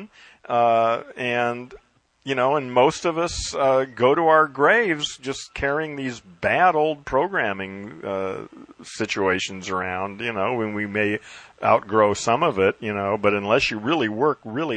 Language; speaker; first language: English; native; English